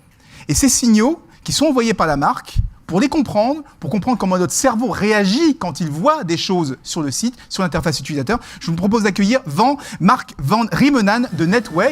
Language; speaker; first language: French; native; French